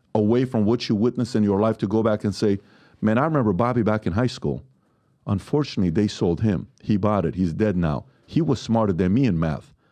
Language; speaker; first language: English; non-native, fluent; Persian